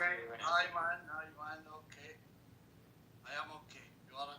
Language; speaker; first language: English; non-native, learner; Arabic